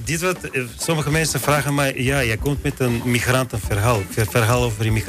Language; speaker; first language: Dutch; non-native, fluent; Bulgarian